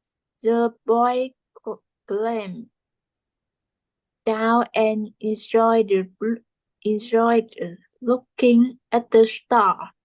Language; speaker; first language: English; non-native, learner; Vietnamese